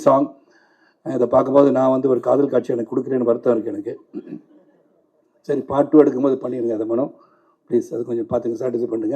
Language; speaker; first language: Tamil; native; Tamil